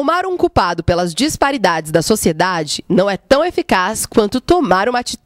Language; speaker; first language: Portuguese; native; Portuguese